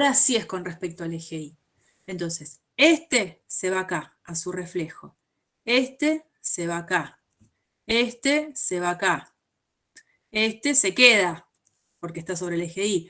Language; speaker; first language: Spanish; native; Spanish